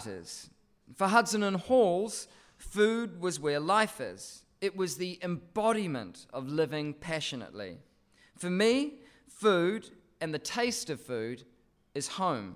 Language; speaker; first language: English; native; English